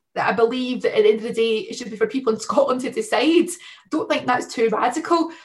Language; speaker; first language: English; native; English